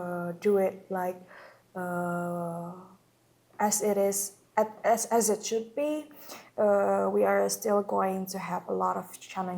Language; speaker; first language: English; non-native, local second language; Indonesian